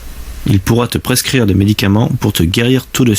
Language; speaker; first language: French; native; French